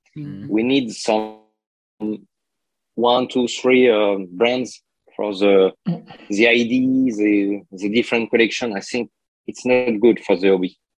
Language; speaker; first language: English; non-native, learner; French